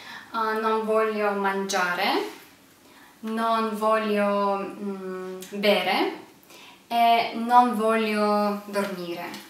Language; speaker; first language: Italian; non-native, learner; Russian